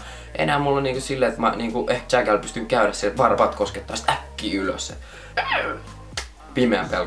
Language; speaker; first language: Finnish; native; Finnish